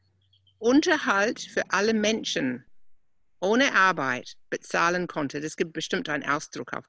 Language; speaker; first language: German; non-native, fluent; English